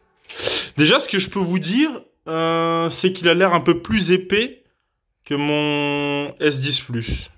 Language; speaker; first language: French; native; French